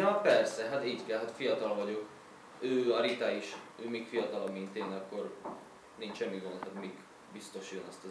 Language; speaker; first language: Hungarian; non-native, learner; Slovak